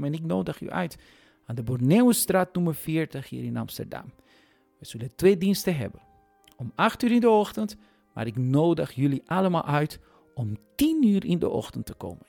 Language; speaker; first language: Dutch; non-native, fluent; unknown